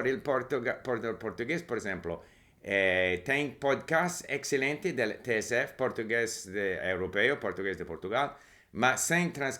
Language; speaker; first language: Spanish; non-native, fluent; English